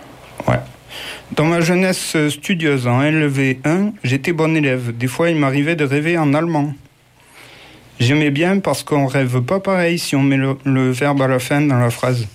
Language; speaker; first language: French; native; French